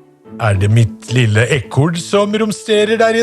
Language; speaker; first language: Norwegian; native; Norwegian